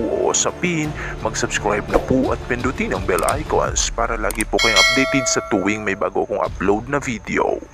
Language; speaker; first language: Filipino; native; Filipino